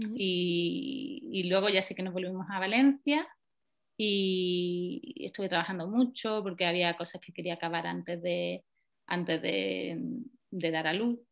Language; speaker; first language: Spanish; native; Spanish